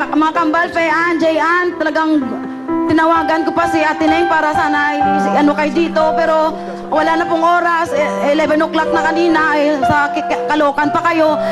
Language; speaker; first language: Filipino; non-native, local second language; Hiligaynon